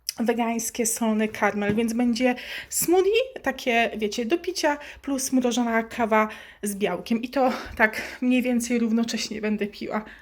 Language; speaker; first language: Polish; native; Polish